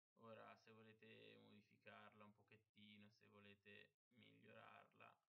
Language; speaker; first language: Italian; native; Italian